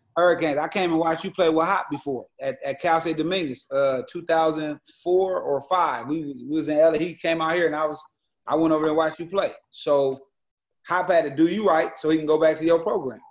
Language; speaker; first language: English; native; English